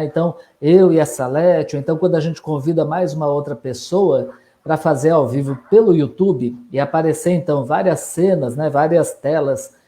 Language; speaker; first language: Portuguese; native; Portuguese